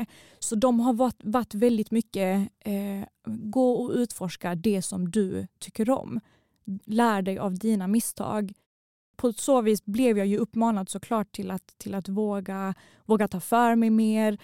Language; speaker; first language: Swedish; early bilingual, other home language; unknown